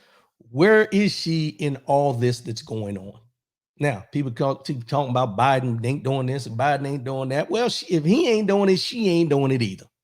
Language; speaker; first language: English; native; English